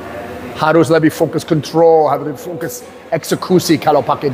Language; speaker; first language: Indonesian; non-native, learner; English